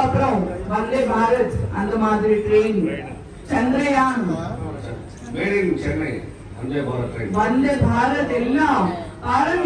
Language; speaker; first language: Tamil; non-native, fluent; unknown